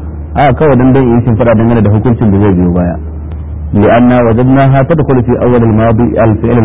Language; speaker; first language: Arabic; non-native, fluent; Hausa